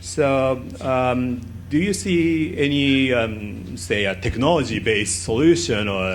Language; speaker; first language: English; non-native, fluent; Japanese